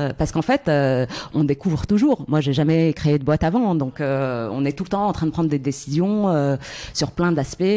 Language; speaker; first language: French; non-native, local second language; Arabic